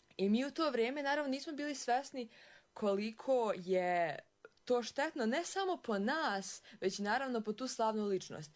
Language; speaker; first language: Serbian; native; Serbian